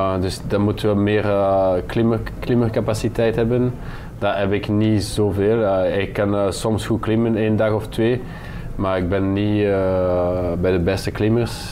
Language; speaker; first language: Dutch; non-native, local second language; French